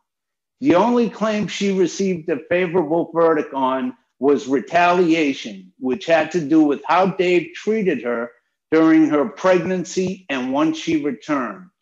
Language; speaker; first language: English; native; English